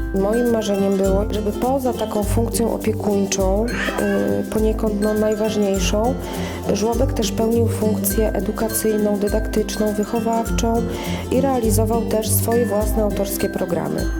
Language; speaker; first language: Polish; native; Polish